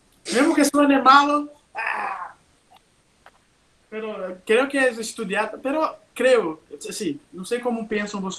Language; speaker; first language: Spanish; non-native, learner; Portuguese